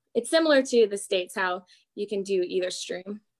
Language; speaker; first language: English; native; English